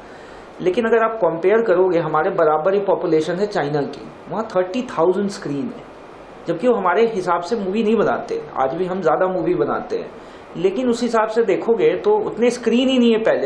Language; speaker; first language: Hindi; native; Hindi